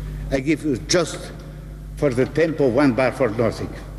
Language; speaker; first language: English; non-native, fluent; Russian